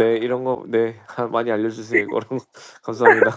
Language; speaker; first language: Korean; early bilingual, heritage; Korean